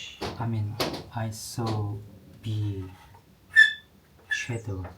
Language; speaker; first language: English; non-native, learner; Korean